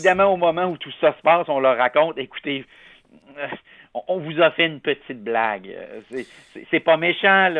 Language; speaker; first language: French; native; French